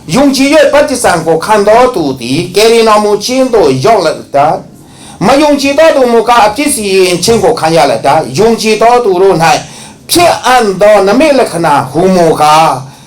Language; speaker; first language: Burmese; non-native, local second language; Hakha Chin